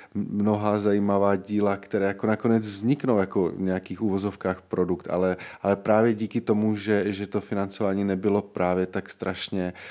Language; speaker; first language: Czech; native; Czech